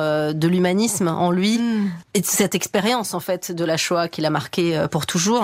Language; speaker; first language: French; native; French